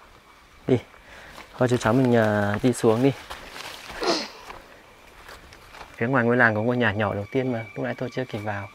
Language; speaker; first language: Vietnamese; native; Vietnamese